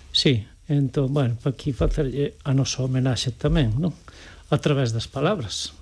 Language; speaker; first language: Galician; native; Galician